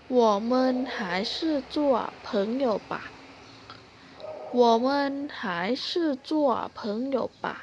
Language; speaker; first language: Chinese; non-native, fluent; Thai